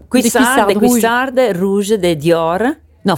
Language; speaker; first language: French; non-native, learner; Italian